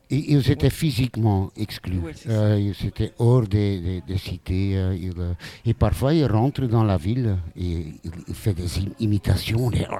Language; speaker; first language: French; non-native, local second language; Dutch